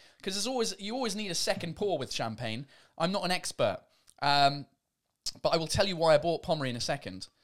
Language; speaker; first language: English; native; English